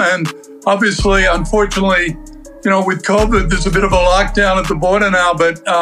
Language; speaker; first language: English; native; English